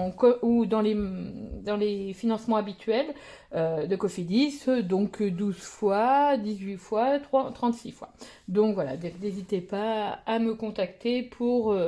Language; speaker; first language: French; native; French